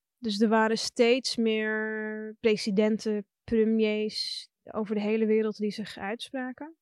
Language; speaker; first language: Dutch; early bilingual, other home language; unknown